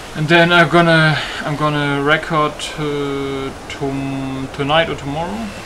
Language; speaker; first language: English; non-native, fluent; German